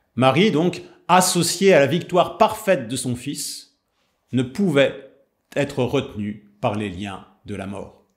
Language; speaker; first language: French; native; French